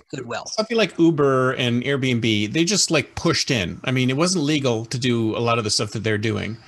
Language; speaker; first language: English; native; English